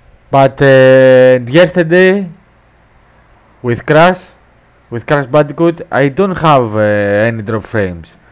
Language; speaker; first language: English; non-native, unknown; Greek